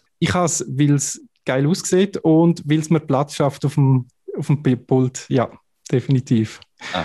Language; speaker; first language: German; native; German